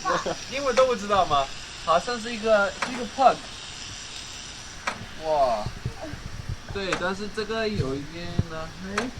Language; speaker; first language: Chinese; non-native, fluent; Dutch